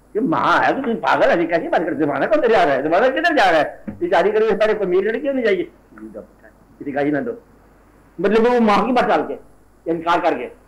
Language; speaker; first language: Urdu; non-native, local second language; Punjabi